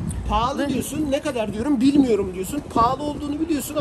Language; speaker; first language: Turkish; native; Turkish